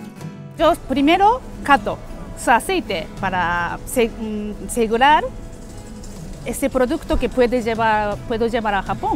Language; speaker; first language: Spanish; non-native, learner; Japanese